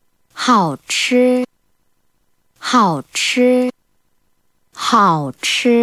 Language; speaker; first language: Chinese; non-native, learner; Korean